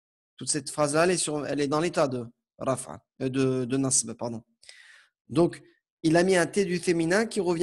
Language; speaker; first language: French; native; French